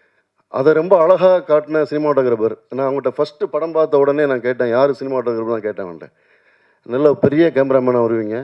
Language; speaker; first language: Tamil; native; Tamil